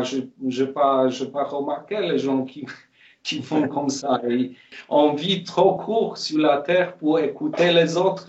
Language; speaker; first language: French; non-native, fluent; Polish